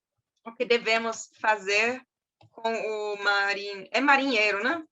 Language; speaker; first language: Portuguese; non-native, fluent; German